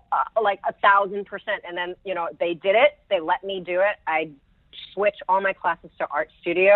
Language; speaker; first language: English; non-native, local second language; Cantonese